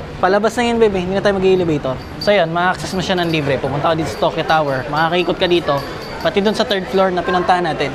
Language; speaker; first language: Filipino; native; Filipino